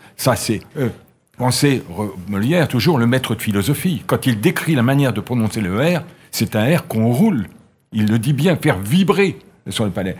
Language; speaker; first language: French; native; French